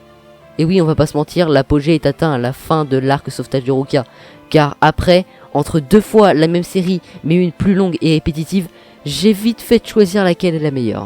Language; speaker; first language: French; native; French